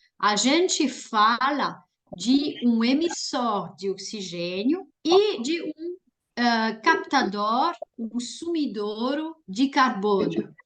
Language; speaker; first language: Portuguese; non-native, fluent; French